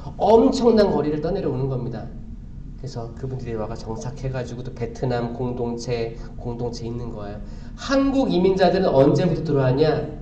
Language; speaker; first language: Korean; native; Korean